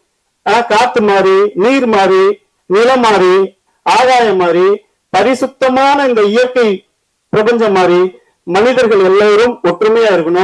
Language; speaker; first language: Tamil; native; Tamil